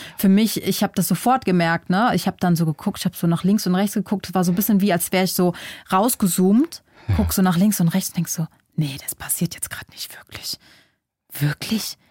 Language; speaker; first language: German; early bilingual, other home language; Vietnamese